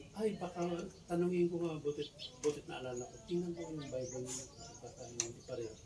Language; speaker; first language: Filipino; native; Filipino